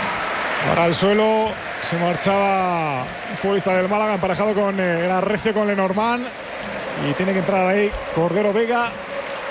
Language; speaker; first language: Spanish; native; Spanish